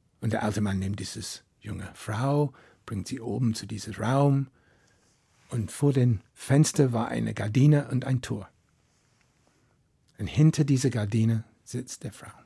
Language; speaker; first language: German; non-native, fluent; English